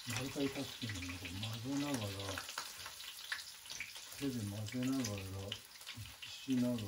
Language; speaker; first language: Japanese; native; Japanese